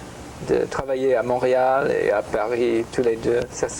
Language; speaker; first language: French; non-native, fluent; English